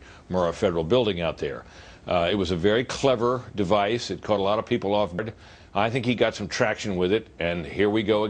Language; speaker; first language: English; native; English